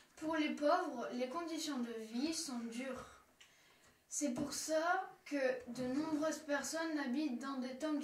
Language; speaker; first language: French; non-native, learner; German